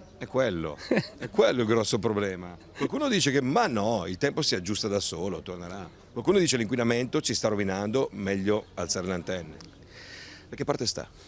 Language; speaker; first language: Italian; native; Italian